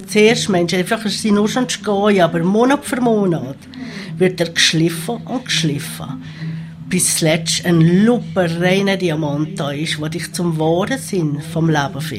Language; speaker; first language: German; native; German